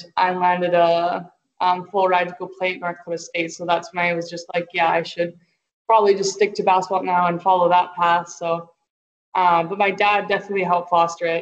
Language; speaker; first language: English; native; English